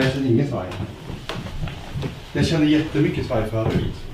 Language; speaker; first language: Swedish; native; Swedish